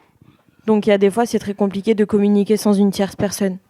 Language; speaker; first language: French; native; French